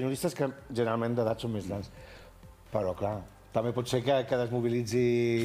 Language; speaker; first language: Catalan; native; Catalan